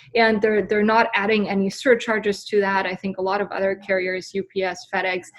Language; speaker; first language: English; non-native, fluent; German